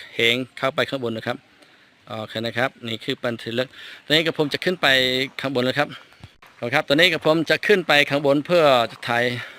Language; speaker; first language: Thai; non-native, fluent; Khmer